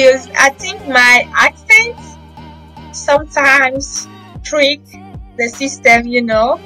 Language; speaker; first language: English; non-native, fluent; French